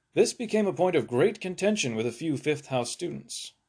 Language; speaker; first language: English; native; English